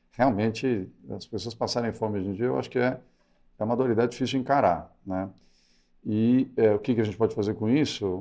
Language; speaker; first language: Portuguese; early bilingual, other home language; Spanish